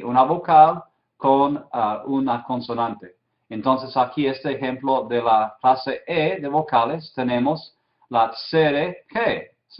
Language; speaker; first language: Spanish; non-native, fluent; English